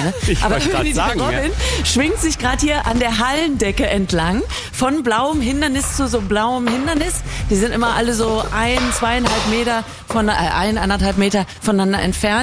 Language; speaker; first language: German; native; German